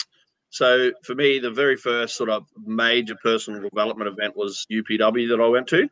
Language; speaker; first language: English; native; English